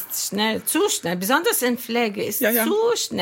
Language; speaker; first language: German; non-native, learner; Arabic